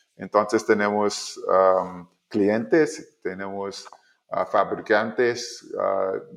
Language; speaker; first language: Spanish; non-native, learner; English